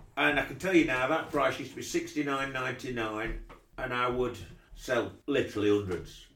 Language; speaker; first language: English; native; English